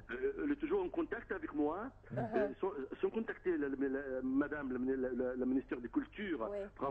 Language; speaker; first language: French; non-native, fluent; Arabic